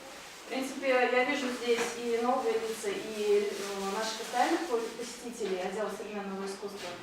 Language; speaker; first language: Russian; native; Russian